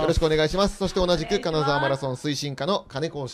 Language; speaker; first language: Japanese; native; Japanese